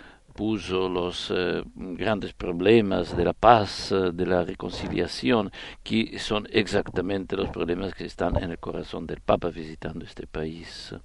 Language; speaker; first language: Spanish; non-native, fluent; Italian